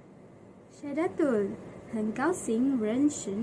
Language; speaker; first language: Chinese; non-native, learner; Malay